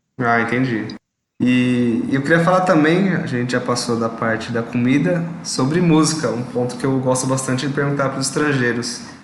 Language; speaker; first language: Portuguese; native; Portuguese